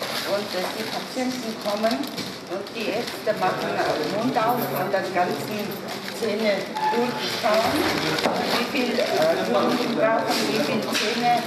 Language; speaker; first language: German; non-native, learner; Mongolian